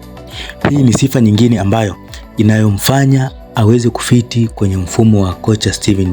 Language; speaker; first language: Swahili; native; Swahili